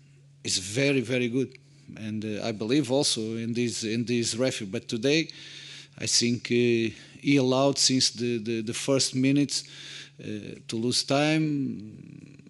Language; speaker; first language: English; non-native, fluent; Portuguese